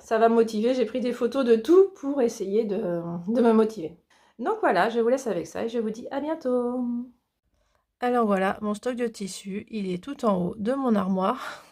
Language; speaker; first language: French; native; French